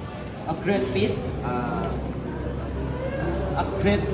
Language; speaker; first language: English; non-native, learner; Indonesian